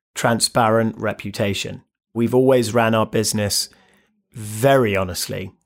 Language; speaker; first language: English; native; English